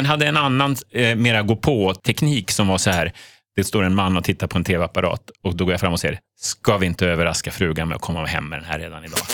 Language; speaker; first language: Swedish; native; Swedish